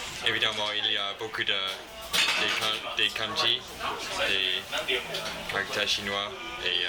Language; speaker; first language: French; non-native, learner; English